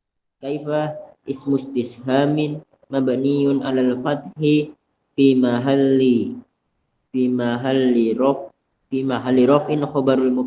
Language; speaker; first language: Arabic; non-native, learner; Indonesian